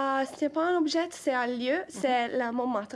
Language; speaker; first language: French; non-native, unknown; Italian